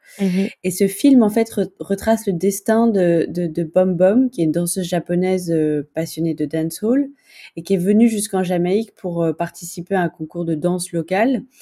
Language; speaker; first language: French; native; French